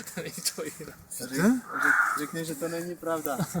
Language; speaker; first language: Czech; non-native, learner; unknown